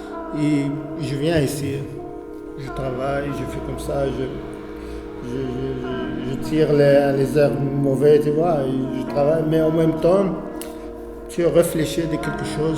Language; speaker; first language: French; non-native, learner; Arabic